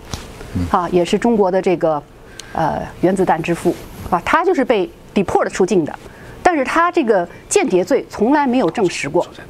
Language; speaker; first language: Chinese; native; Chinese